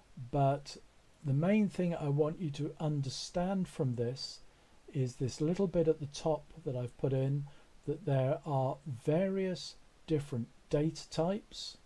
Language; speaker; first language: English; native; English